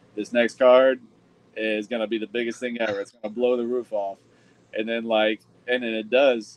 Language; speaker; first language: English; native; English